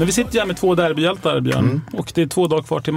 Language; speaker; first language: Swedish; native; Swedish